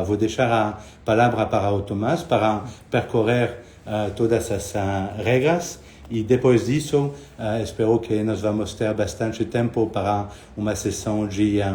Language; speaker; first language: Portuguese; non-native, fluent; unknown